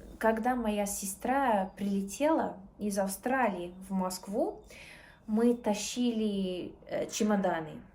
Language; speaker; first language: Russian; non-native, learner; English